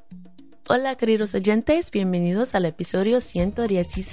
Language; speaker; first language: Spanish; non-native, fluent; English